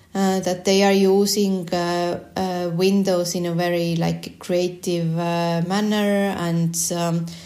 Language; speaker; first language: English; non-native, fluent; Estonian